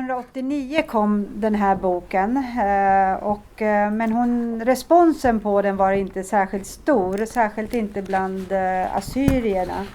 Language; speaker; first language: Swedish; early bilingual, other home language; Assyrian Neo-Aramaic